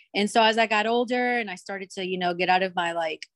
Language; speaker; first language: English; early bilingual, other home language; Spanish